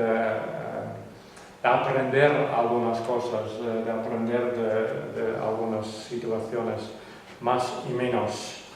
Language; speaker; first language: Spanish; non-native, fluent; Western Frisian